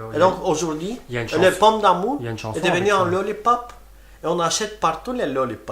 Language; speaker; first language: French; non-native, fluent; Romany